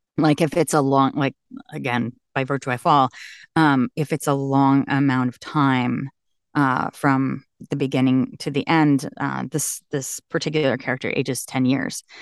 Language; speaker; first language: English; native; English